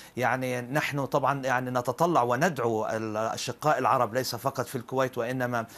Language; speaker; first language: Arabic; native; Arabic